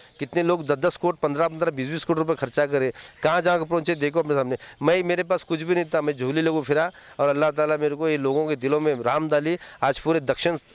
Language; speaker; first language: Hindi; non-native, local second language; Urdu